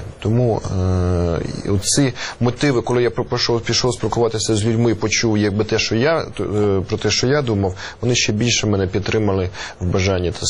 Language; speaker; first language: Ukrainian; native; Ukrainian